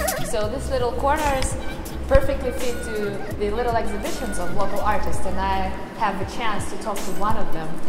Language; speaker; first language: English; non-native, fluent; Russian